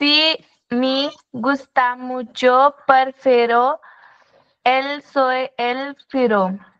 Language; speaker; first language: Spanish; non-native, learner; Marathi